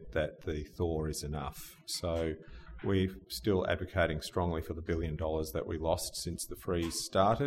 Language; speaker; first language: English; native; English